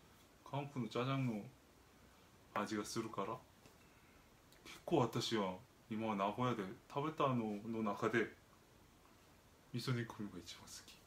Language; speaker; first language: Japanese; non-native, fluent; Korean